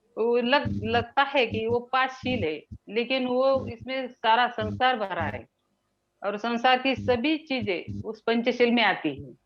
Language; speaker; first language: Hindi; non-native, local second language; Marathi